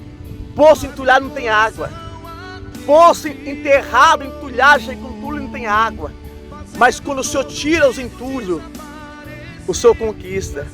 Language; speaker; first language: Portuguese; native; Portuguese